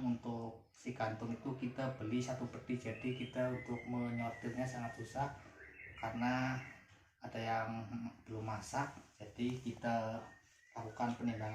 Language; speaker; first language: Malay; non-native, local second language; Javanese